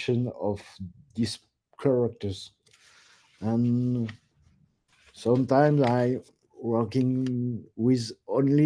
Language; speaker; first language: English; non-native, learner; French